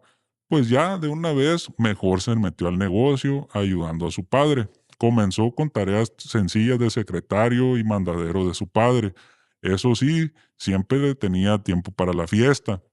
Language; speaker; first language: Spanish; native; Spanish